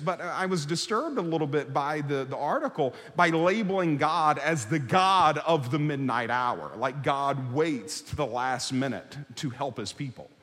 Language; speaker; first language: English; native; English